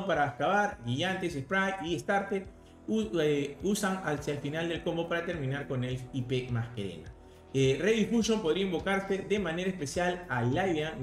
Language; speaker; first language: Spanish; native; Spanish